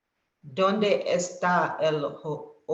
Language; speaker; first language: Spanish; non-native, learner; English